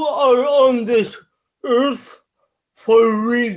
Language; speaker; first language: English; native; English